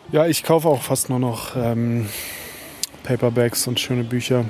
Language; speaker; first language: German; native; German